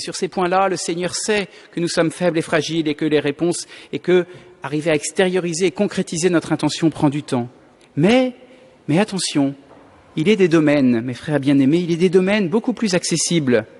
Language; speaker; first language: French; native; French